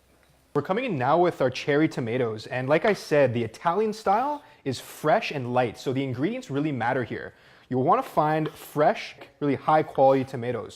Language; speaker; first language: English; native; English